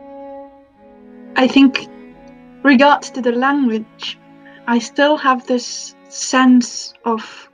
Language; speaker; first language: English; non-native, fluent; Finnish